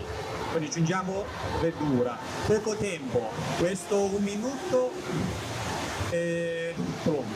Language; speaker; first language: Italian; non-native, learner; Chinese